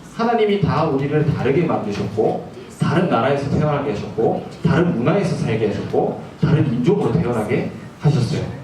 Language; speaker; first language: Korean; non-native, fluent; Japanese